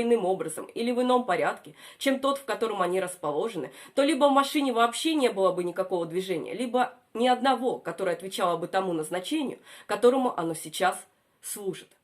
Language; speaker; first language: Russian; native; Russian